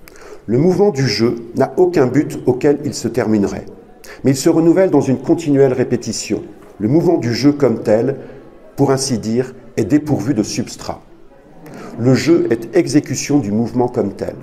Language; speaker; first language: French; native; French